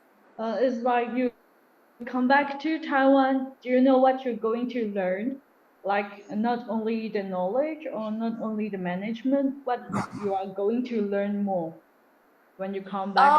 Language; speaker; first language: English; non-native, learner; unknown